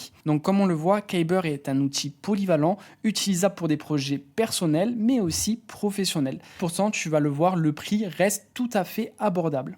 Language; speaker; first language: French; native; French